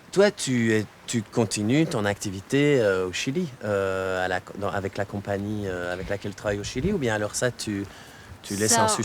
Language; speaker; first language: French; native; French